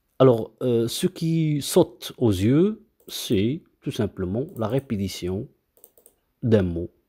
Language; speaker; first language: French; non-native, local second language; Arabic